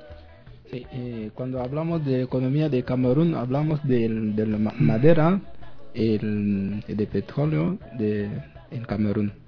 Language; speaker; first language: Spanish; non-native, learner; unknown